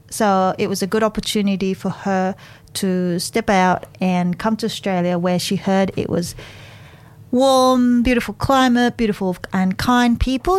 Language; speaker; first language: English; non-native, fluent; Japanese